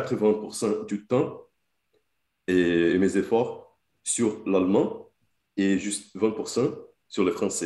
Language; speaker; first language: French; non-native, fluent; Portuguese